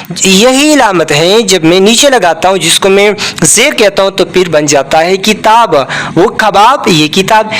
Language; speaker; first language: Urdu; non-native, local second language; Pashto